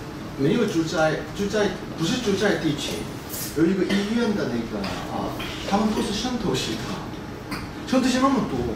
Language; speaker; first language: Chinese; non-native, fluent; Korean